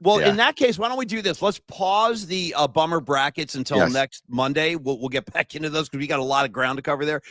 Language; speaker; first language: English; native; English